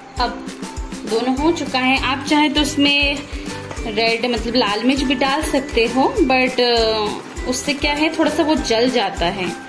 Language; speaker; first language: Hindi; non-native, local second language; Bangla